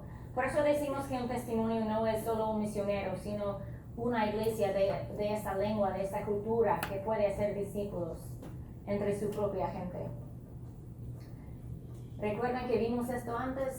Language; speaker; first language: Spanish; non-native, fluent; English